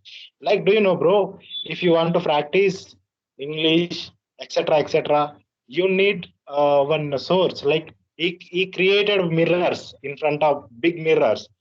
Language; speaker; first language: English; non-native, learner; Telugu